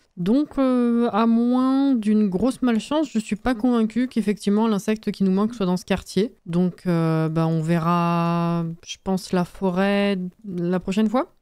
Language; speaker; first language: French; native; French